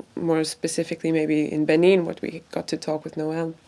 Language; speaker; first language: English; non-native, fluent; Latvian